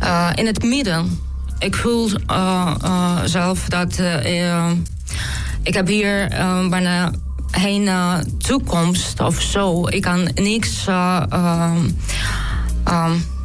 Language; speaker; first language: Dutch; non-native, learner; Ukrainian